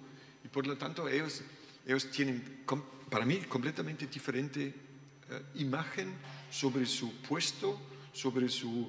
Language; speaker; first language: Spanish; non-native, learner; German